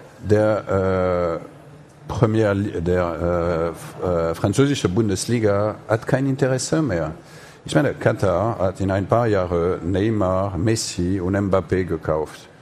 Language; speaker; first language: German; non-native, fluent; French